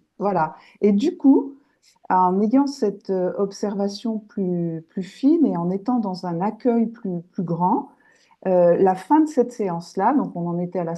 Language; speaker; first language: French; native; French